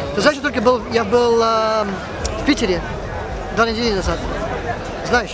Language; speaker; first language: Russian; early bilingual, heritage; Russian